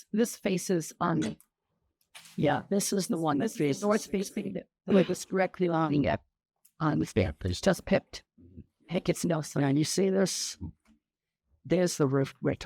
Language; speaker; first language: English; native; English